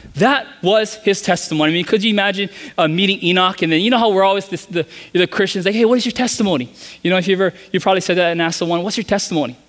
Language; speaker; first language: English; native; English